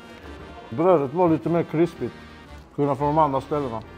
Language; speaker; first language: Swedish; native; Swedish